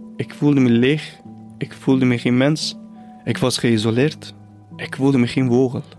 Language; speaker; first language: Dutch; non-native, fluent; Persian